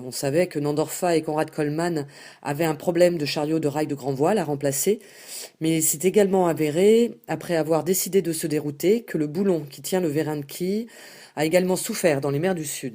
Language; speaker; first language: French; native; French